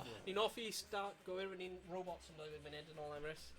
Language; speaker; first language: Welsh; native; Welsh